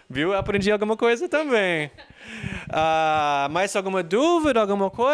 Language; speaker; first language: Portuguese; non-native, fluent; English